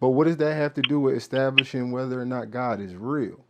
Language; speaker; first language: English; native; English